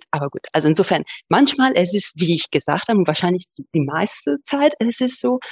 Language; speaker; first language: German; non-native, fluent; Italian